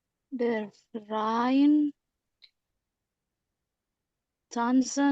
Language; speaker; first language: German; non-native, learner; Indonesian